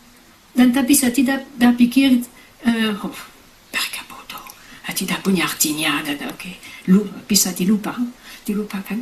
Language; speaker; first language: Indonesian; non-native, fluent; French